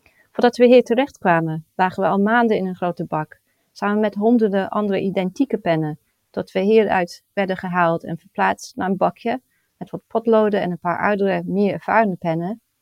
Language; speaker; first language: Dutch; non-native, fluent; English